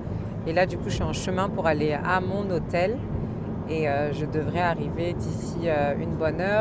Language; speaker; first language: French; native; French